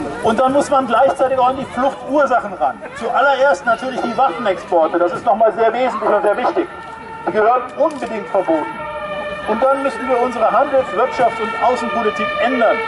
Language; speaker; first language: German; native; German